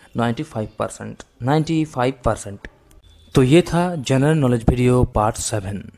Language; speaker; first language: Hindi; non-native, local second language; Bangla